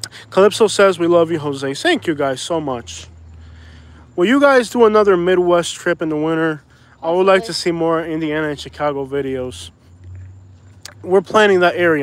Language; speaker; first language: English; early bilingual, other home language; Spanish